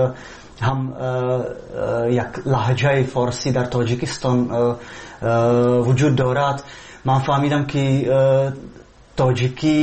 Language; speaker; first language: Persian; non-native, fluent; Czech